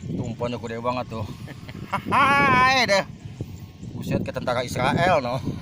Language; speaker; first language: Indonesian; native; Indonesian